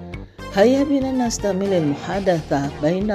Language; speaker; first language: Arabic; non-native, fluent; Indonesian